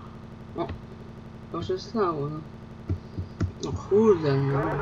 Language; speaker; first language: Polish; native; Polish